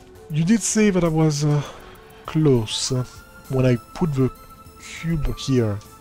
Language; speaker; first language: English; non-native, fluent; French